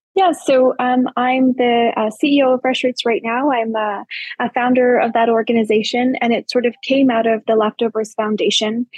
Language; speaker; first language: English; native; English